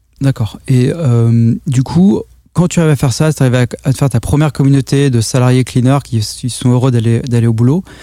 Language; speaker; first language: French; native; French